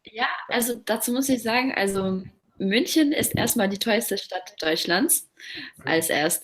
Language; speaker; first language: German; non-native, fluent; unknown